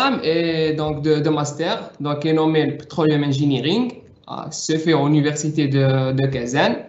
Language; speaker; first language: French; non-native, local second language; Arabic